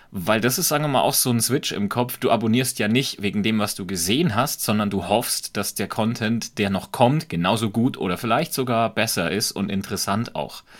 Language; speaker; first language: German; native; German